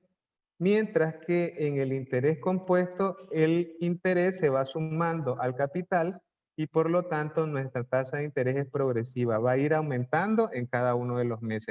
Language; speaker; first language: Spanish; native; Spanish